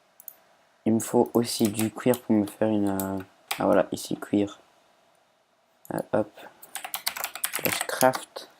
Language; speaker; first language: French; native; French